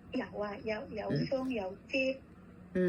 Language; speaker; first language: Chinese; non-native, learner; Indonesian